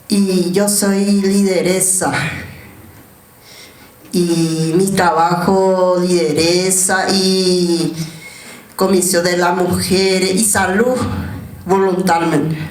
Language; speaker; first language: Spanish; non-native, learner; Guarani